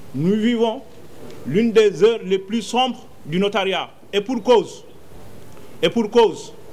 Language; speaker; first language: French; non-native, local second language; Wolof